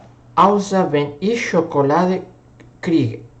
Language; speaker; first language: German; non-native, fluent; Spanish